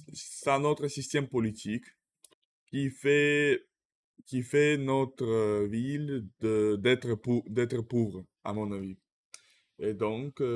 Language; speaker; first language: French; non-native, learner; Russian